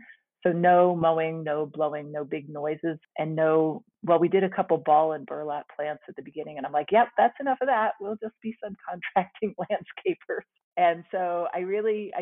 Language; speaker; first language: English; native; English